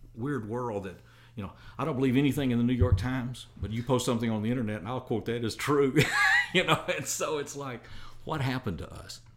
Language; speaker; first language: English; native; English